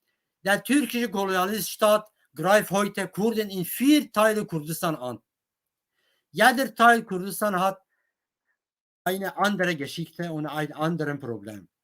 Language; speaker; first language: German; non-native, fluent; Kurdish